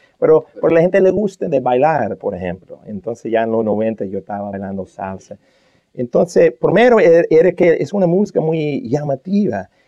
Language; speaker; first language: Spanish; non-native, fluent; English